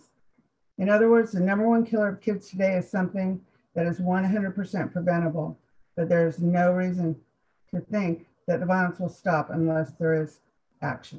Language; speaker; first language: English; native; English